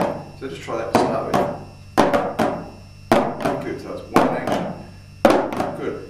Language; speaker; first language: English; native; English